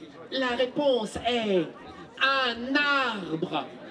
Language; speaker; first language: French; native; French